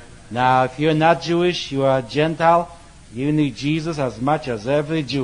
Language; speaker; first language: English; non-native, fluent; Polish